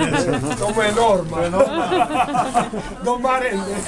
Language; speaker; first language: Croatian; native; Croatian